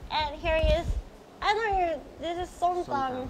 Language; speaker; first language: English; non-native, learner; Thai